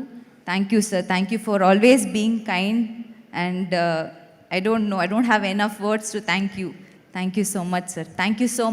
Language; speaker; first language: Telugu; non-native, local second language; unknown